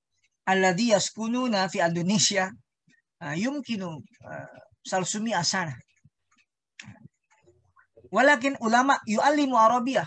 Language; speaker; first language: Arabic; non-native, learner; Indonesian